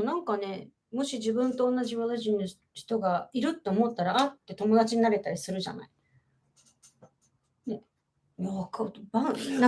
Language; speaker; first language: Japanese; native; Japanese